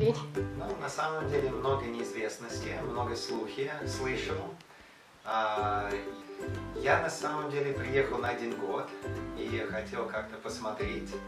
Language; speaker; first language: Russian; non-native, fluent; English